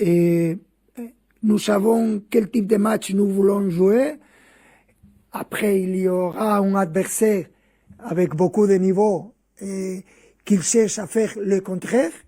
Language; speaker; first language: French; non-native, fluent; Spanish